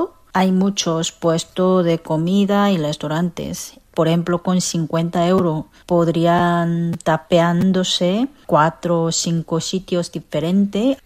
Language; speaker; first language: Spanish; non-native, fluent; Korean